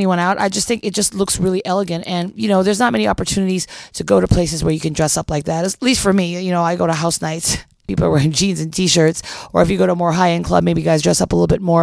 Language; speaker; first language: English; non-native, local second language; Filipino